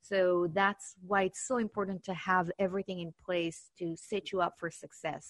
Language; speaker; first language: English; non-native, fluent; Hebrew